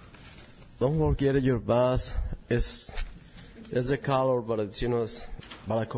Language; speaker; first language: English; non-native, learner; Spanish